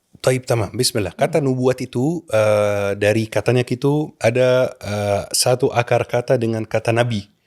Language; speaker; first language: Indonesian; non-native, fluent; Arabic